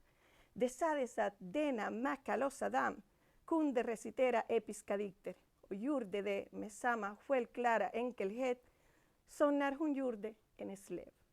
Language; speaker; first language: Swedish; non-native, fluent; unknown